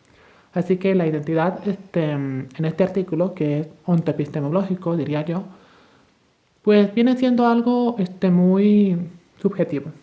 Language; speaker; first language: Spanish; native; Spanish